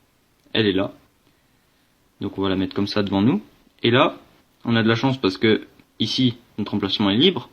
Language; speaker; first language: French; native; French